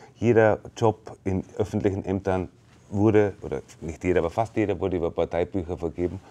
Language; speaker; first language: German; native; German